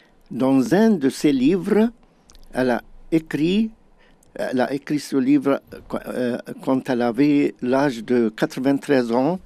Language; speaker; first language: French; non-native, fluent; Arabic